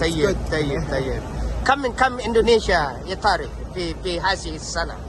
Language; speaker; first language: Arabic; non-native, learner; Indonesian